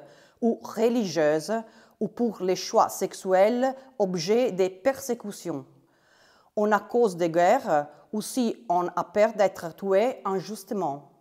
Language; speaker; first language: French; non-native, fluent; Italian